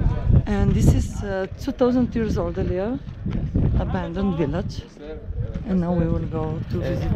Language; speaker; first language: English; non-native, fluent; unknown